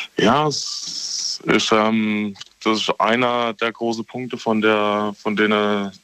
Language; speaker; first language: German; native; German